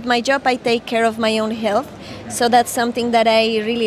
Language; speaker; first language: English; non-native, fluent; Spanish